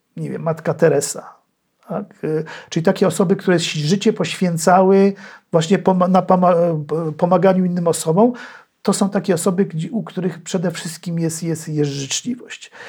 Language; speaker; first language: Polish; native; Polish